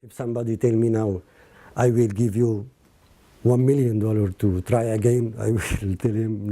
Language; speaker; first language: English; non-native, learner; Arabic